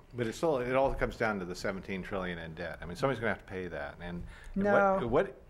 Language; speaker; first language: English; native; English